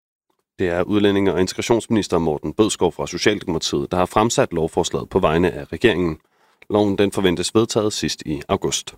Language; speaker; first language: Danish; native; Danish